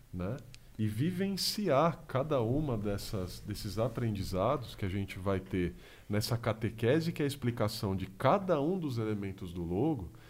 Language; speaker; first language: Portuguese; native; Portuguese